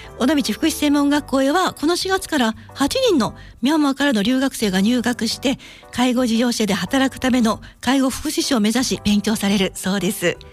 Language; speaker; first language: Japanese; native; Japanese